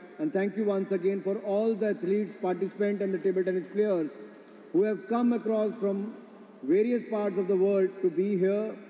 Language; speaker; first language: English; non-native, local second language; Hindi